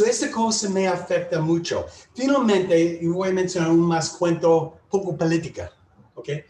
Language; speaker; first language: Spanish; non-native, learner; English